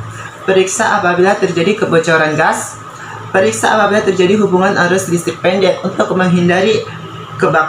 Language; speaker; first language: Indonesian; native; Indonesian